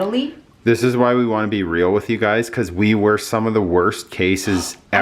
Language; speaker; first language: English; native; English